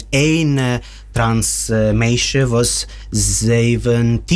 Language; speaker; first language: Dutch; non-native, learner; Russian